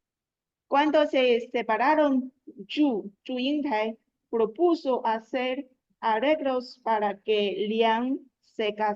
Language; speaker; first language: Spanish; non-native, learner; Chinese